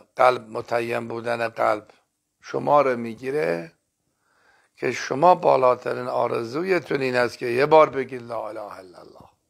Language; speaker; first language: Persian; non-native, local second language; Azerbaijani